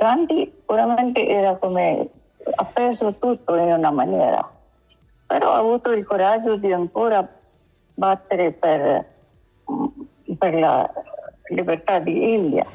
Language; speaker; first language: Italian; non-native, learner; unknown